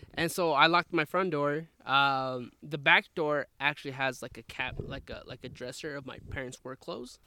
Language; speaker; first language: English; early bilingual, other home language; Spanish